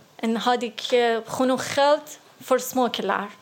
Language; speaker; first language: Dutch; non-native, learner; Persian